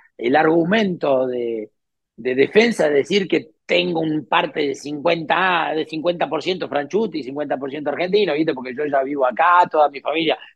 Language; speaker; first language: Spanish; native; Spanish